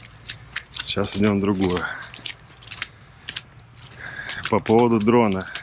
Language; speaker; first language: Russian; native; Russian